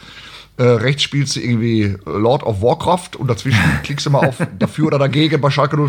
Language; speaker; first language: German; native; German